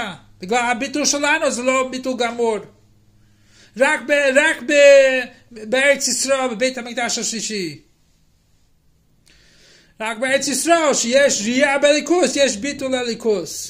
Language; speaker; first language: Hebrew; non-native, fluent; English